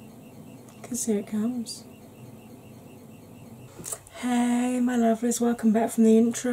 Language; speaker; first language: English; native; English